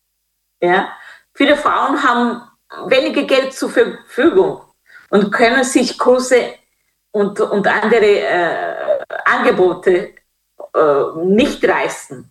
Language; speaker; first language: German; non-native, fluent; Kinyarwanda